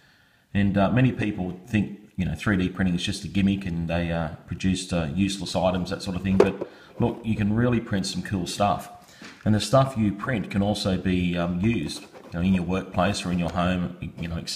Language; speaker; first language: English; native; English